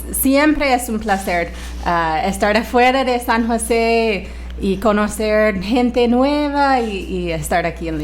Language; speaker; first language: Spanish; non-native, fluent; English